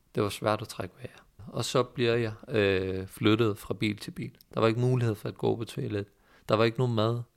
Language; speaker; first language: Danish; early bilingual, other home language; Persian